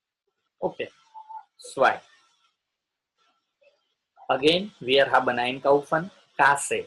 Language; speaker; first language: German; non-native, learner; Gujarati